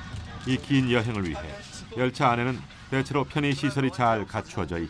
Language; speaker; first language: Korean; native; Korean